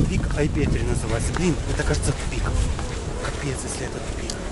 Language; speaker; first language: Russian; native; Russian